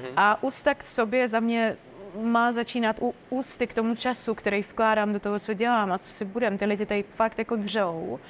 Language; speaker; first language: Czech; non-native, fluent; Russian